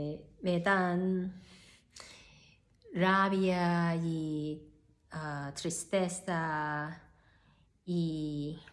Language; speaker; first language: Spanish; non-native, learner; Cantonese